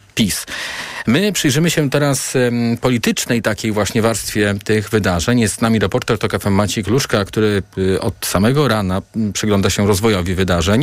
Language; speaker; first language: Polish; native; Polish